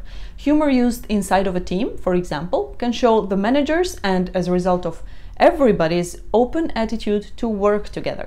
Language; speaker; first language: English; non-native, fluent; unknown